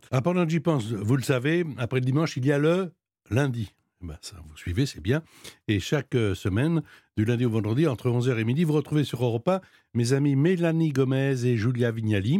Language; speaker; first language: French; native; French